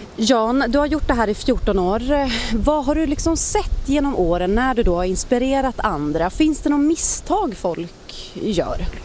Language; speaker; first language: Swedish; native; Swedish